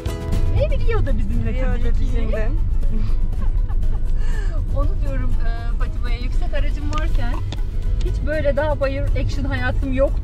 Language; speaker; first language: Turkish; native; Turkish